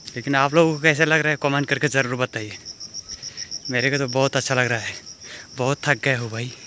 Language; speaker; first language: Hindi; non-native, local second language; Bangla